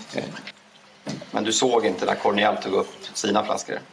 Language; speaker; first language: Swedish; native; Swedish